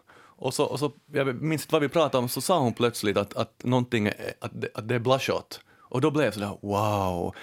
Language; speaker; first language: Swedish; native; Swedish